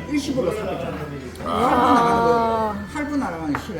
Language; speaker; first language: Korean; native; Korean